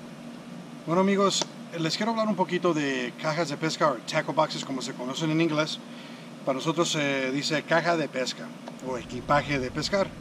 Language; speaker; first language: Spanish; early bilingual, heritage; Spanish